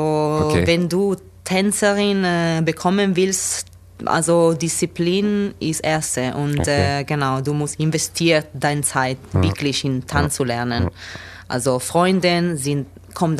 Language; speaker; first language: German; non-native, learner; Italian